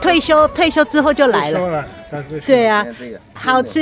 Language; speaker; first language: Chinese; native; Chinese